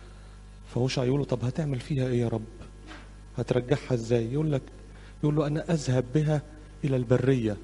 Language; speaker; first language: Arabic; native; Arabic